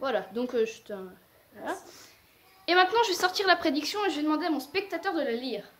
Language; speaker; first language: French; native; French